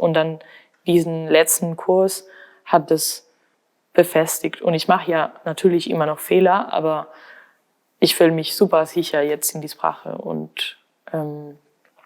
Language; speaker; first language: German; non-native, fluent; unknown